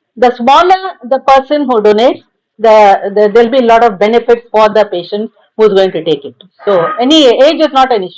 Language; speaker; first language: English; non-native, local second language; Tamil